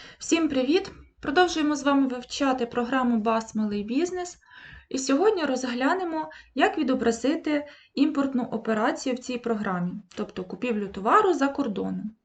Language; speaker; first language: Ukrainian; native; Ukrainian